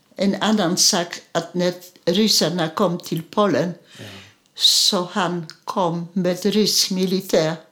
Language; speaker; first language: Swedish; non-native, fluent; Polish